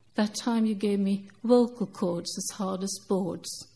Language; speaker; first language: English; non-native, fluent; Norwegian